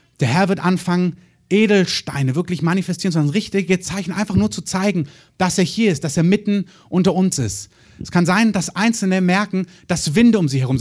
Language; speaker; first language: German; native; German